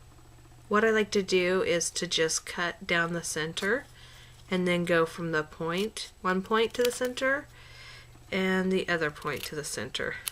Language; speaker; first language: English; native; English